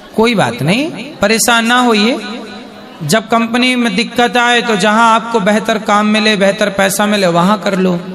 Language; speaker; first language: Hindi; native; Hindi